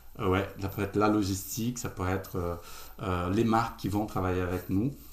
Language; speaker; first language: French; non-native, fluent; Portuguese